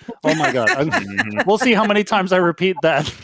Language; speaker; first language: English; native; English